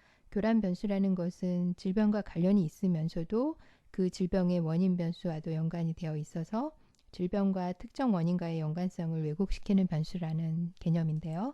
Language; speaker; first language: Korean; native; Korean